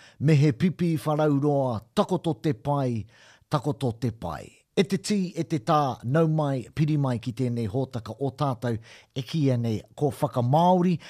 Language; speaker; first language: Māori; non-native, local second language; English